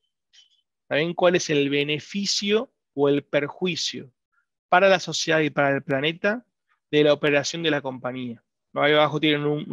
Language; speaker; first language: Spanish; native; Spanish